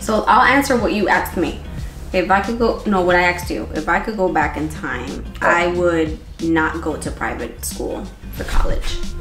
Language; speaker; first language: English; early bilingual, other home language; Spanish